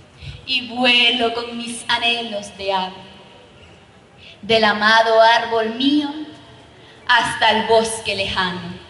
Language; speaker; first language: Spanish; native; Spanish